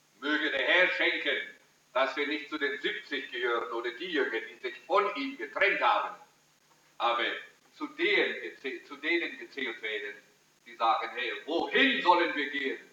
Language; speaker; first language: German; early bilingual, heritage; German